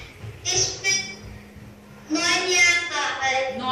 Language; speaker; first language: German; non-native, learner; Lithuanian